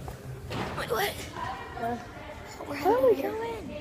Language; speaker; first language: English; native; English